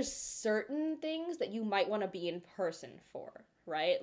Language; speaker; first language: English; early bilingual, other home language; Telugu